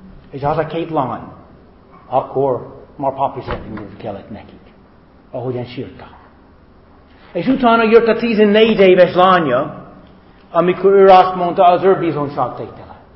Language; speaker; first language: Hungarian; non-native, fluent; English